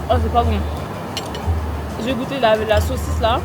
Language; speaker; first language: French; native; French